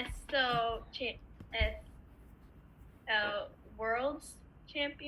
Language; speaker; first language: Spanish; non-native, learner; English